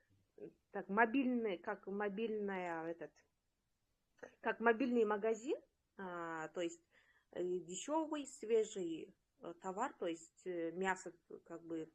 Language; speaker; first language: Russian; non-native, local second language; Kyrgyz